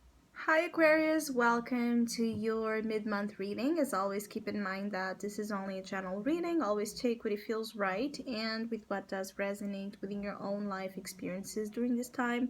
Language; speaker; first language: English; non-native, fluent; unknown